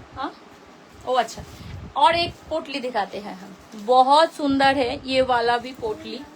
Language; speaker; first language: Hindi; non-native, local second language; Bangla